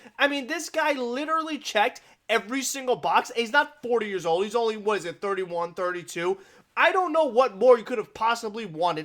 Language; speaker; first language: English; native; English